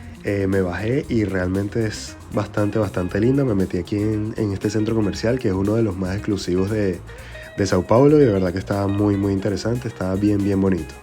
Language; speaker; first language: Spanish; native; Spanish